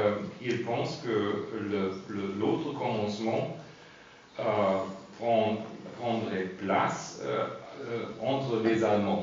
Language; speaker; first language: French; non-native, fluent; German